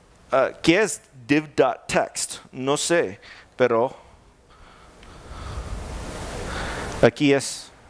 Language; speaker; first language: Spanish; non-native, learner; English